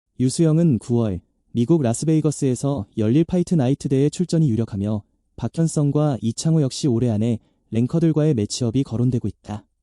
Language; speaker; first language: Korean; native; Korean